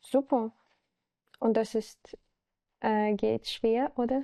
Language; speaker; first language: German; non-native, learner; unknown